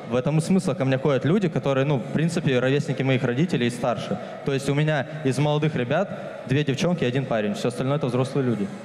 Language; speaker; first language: Russian; native; Russian